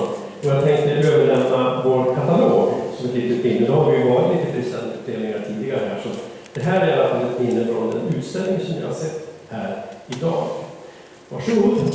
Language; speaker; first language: Swedish; native; Swedish